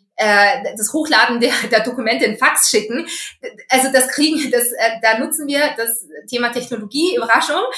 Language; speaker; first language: German; early bilingual, other home language; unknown